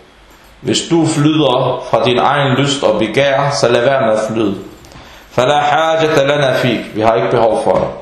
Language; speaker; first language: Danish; non-native, fluent; Arabic